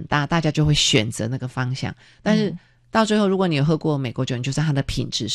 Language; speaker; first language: Chinese; native; Chinese